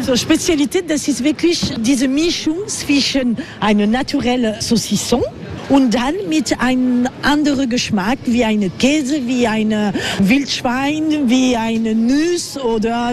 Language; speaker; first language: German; non-native, learner; French